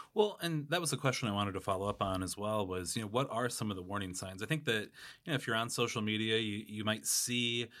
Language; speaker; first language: English; native; English